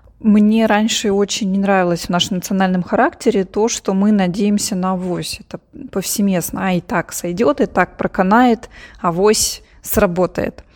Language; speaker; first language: Russian; native; Russian